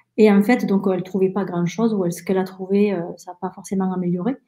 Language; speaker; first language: French; early bilingual, other home language; Spanish